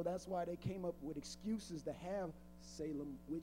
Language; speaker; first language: English; native; English